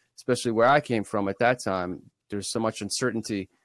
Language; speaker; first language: English; early bilingual, other home language; Russian